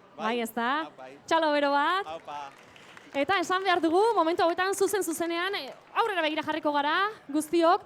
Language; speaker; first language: Basque; native; Basque